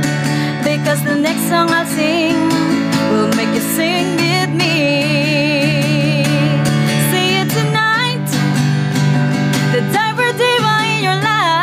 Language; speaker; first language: English; non-native, local second language; Cebuano